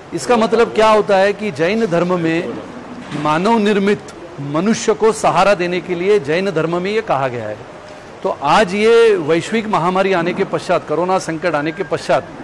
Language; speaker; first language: Hindi; non-native, local second language; Marathi